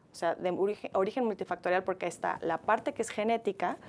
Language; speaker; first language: Spanish; native; Spanish